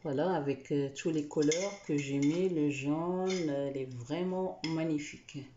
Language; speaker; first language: French; non-native, local second language; Arabic